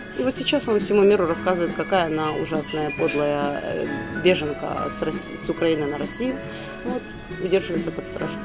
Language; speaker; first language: Russian; non-native, local second language; Ukrainian